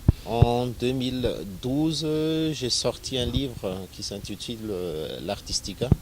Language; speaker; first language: French; non-native, local second language; Malagasy